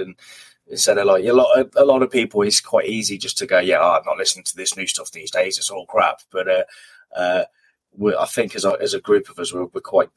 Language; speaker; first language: English; native; English